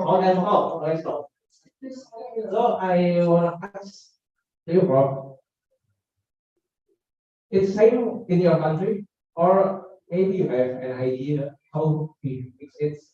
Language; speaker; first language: English; non-native, learner; Indonesian